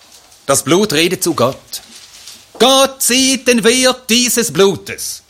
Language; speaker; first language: German; native; German